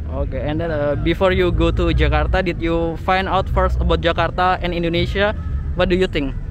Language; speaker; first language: English; non-native, learner; Indonesian